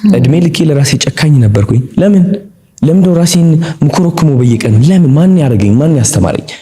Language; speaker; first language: Amharic; non-native, local second language; Tigrinya